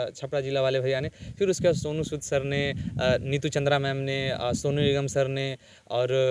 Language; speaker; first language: Hindi; native; Hindi